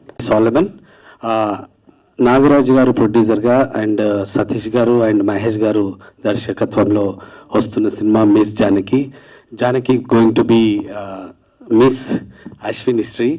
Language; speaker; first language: Telugu; native; Telugu